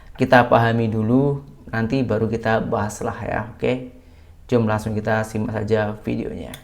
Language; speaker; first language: Indonesian; native; Indonesian